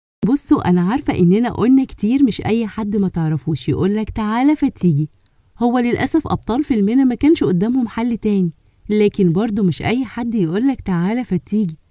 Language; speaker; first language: Arabic; native; Arabic